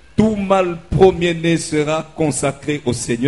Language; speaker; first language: French; non-native, local second language; Lingala